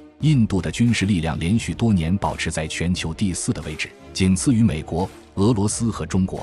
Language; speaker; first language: Chinese; native; Chinese